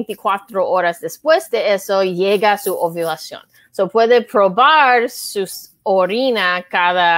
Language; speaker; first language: Spanish; non-native, learner; English